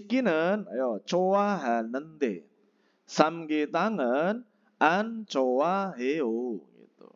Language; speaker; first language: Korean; non-native, fluent; Indonesian